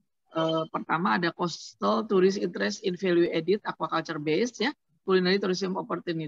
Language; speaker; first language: English; non-native, learner; Indonesian